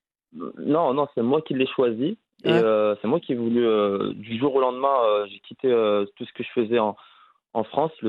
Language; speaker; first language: French; early bilingual, other home language; Arabic